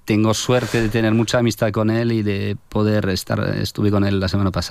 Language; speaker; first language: Spanish; non-native, fluent; French